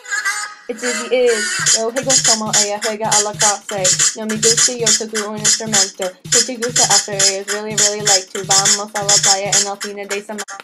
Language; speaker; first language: Spanish; non-native, learner; English